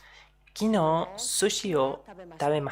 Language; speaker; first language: Japanese; non-native, learner; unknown